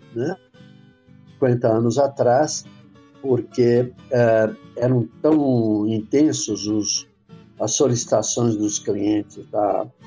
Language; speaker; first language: Portuguese; native; Portuguese